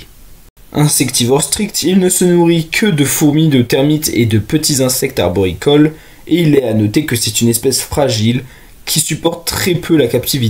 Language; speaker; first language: French; native; French